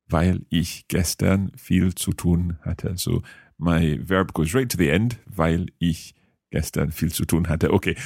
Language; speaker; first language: German; non-native, learner; English